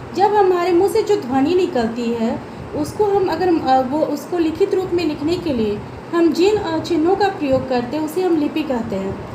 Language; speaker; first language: Hindi; native; Hindi